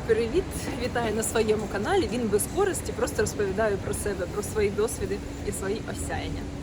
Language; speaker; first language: Ukrainian; non-native, local second language; Russian